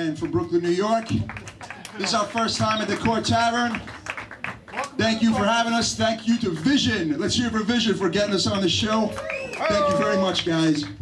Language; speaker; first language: English; native; English